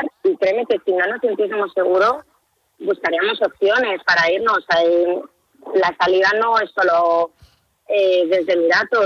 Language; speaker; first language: Spanish; native; Spanish